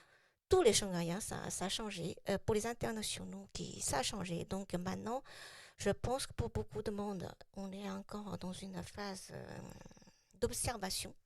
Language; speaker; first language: French; non-native, fluent; Chinese